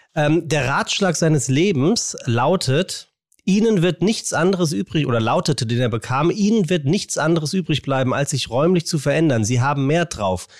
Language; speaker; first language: German; native; German